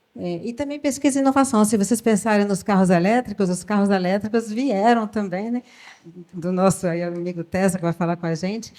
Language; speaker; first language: Portuguese; early bilingual, other home language; French